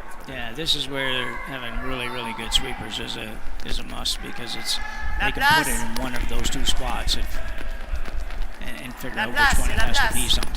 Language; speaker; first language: English; native; English